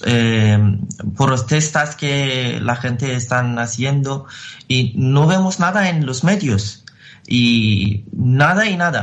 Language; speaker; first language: Spanish; non-native, fluent; Persian